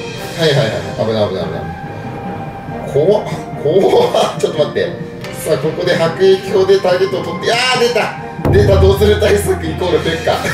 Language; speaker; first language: Japanese; native; Japanese